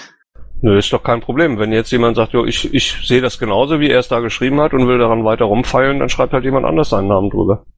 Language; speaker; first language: German; native; German